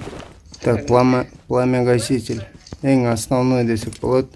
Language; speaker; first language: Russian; non-native, local second language; Kyrgyz